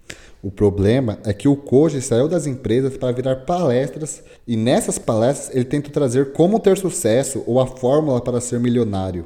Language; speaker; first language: Portuguese; native; Portuguese